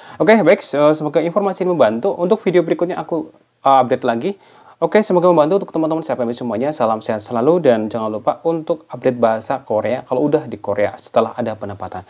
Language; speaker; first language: Indonesian; native; Indonesian